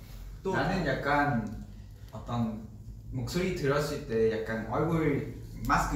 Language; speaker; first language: Korean; non-native, learner; Vietnamese